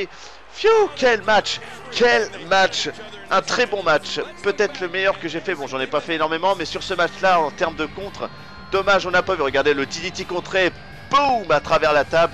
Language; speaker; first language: French; native; French